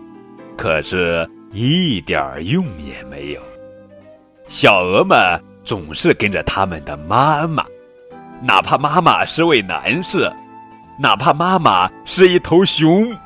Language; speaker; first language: Chinese; native; Chinese